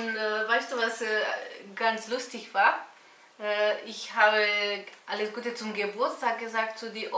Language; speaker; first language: German; non-native, fluent; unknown